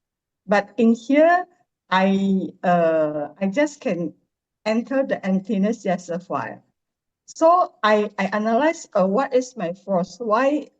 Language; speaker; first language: English; non-native, learner; Indonesian